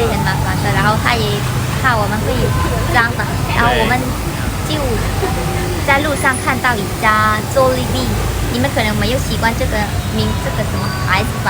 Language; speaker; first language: Chinese; non-native, learner; Vietnamese